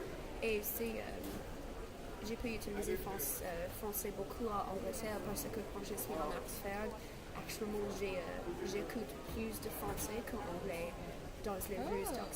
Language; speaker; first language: French; non-native, learner; English